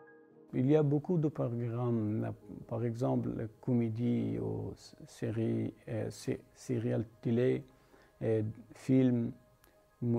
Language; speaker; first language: French; non-native, learner; Persian